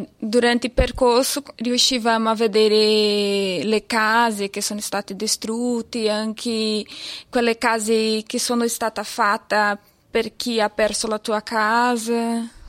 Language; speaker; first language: Italian; non-native, fluent; Portuguese